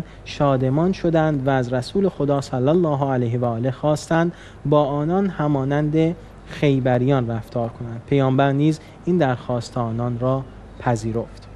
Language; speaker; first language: Persian; native; Persian